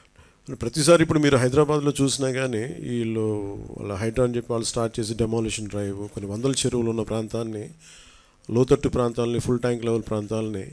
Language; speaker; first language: Telugu; native; Telugu